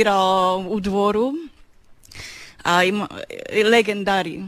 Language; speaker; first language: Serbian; non-native, learner; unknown